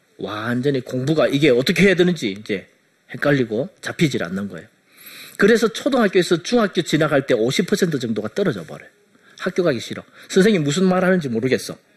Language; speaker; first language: Korean; native; Korean